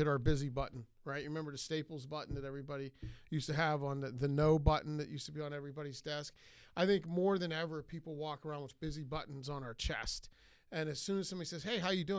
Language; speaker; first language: English; native; English